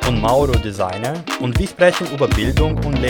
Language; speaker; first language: German; non-native, learner; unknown